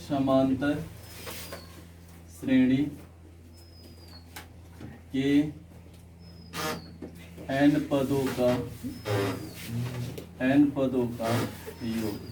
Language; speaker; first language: Hindi; native; Hindi